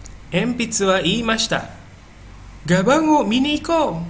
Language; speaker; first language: Japanese; non-native, fluent; Indonesian